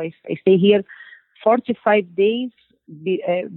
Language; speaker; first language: English; non-native, learner; Portuguese